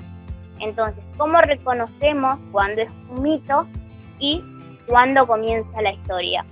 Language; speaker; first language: Spanish; native; Spanish